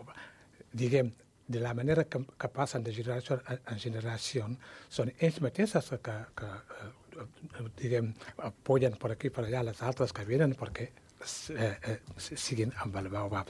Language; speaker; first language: Catalan; non-native, learner; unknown